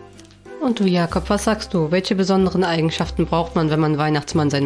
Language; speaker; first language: German; native; German